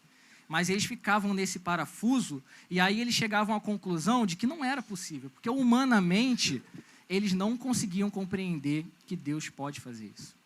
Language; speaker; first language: Portuguese; native; Portuguese